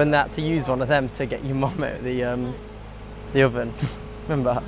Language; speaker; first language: English; native; English